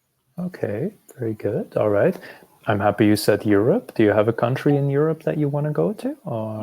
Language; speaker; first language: English; non-native, fluent; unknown